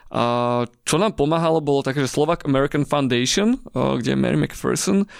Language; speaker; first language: Slovak; native; Slovak